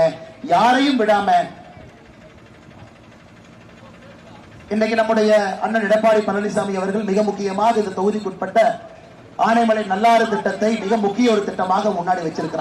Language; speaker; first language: Tamil; native; Tamil